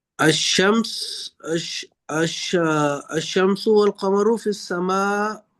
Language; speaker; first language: Arabic; non-native, learner; Urdu